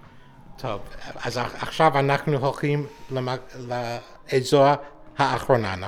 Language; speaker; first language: Hebrew; non-native, learner; English